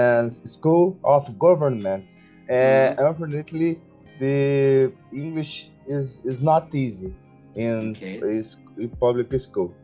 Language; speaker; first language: English; non-native, learner; Portuguese